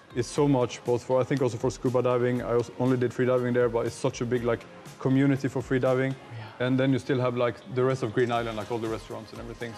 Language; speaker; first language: English; non-native, fluent; Swedish